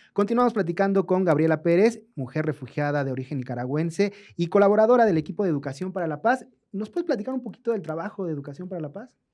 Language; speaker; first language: Spanish; native; Spanish